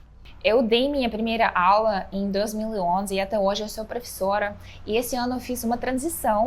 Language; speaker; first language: Portuguese; non-native, fluent; Russian